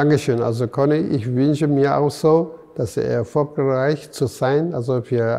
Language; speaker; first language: German; non-native, fluent; Chinese